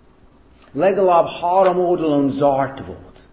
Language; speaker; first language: Hungarian; non-native, fluent; English